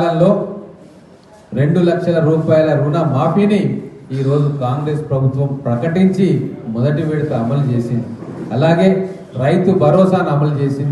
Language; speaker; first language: Telugu; native; Telugu